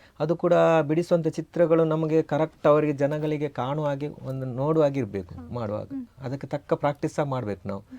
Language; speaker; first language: Kannada; non-native, local second language; Tulu